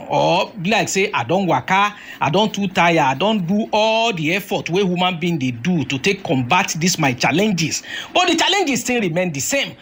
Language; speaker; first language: Nigerian Pidgin; native; Nigerian Pidgin